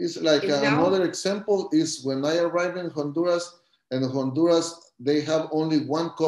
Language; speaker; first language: English; non-native, learner; Spanish